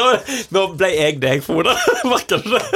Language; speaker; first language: Norwegian; native; Norwegian